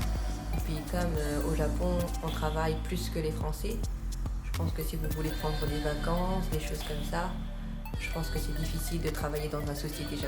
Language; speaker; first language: French; non-native, fluent; Japanese